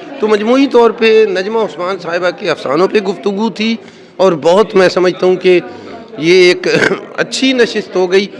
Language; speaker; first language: Urdu; native; Urdu